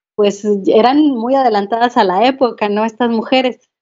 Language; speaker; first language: Spanish; native; Spanish